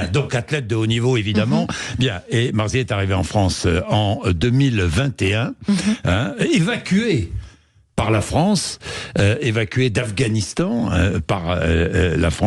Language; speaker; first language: French; native; French